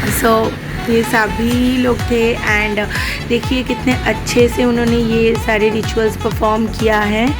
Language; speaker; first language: Hindi; non-native, local second language; Bangla